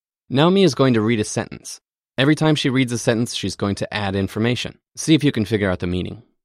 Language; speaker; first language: English; native; English